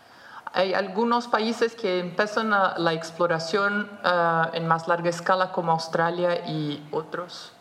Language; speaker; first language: Spanish; non-native, fluent; Portuguese